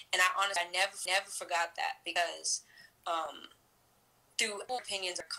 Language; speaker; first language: English; native; English